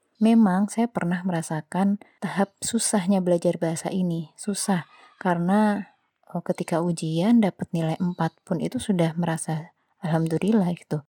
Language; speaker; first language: Indonesian; non-native, local second language; Javanese